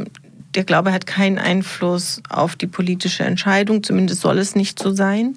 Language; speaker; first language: German; native; German